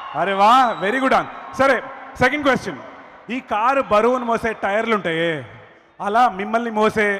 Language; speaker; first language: Telugu; native; Telugu